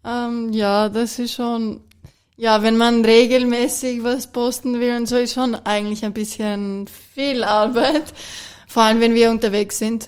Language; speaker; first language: German; non-native, fluent; Greek